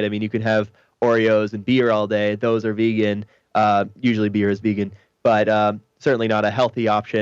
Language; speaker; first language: English; native; English